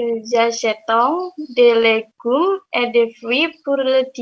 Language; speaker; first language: French; non-native, learner; Indonesian